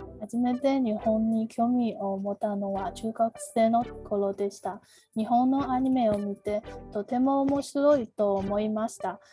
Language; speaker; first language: Japanese; non-native, learner; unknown